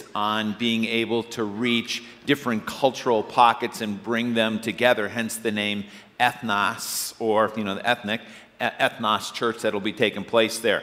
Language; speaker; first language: English; native; English